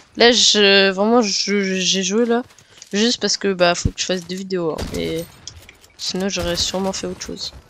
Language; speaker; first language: French; native; French